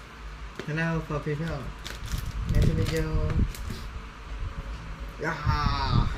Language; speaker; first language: English; non-native, learner; Thai